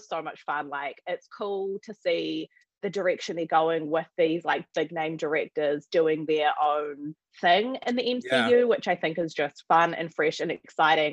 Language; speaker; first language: English; native; English